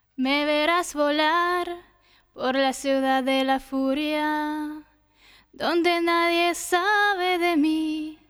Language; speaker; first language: Spanish; non-native, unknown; Russian